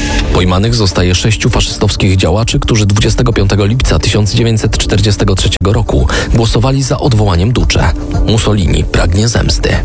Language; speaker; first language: Polish; native; Polish